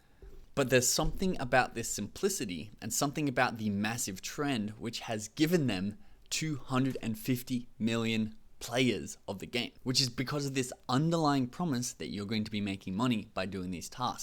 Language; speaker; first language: English; native; English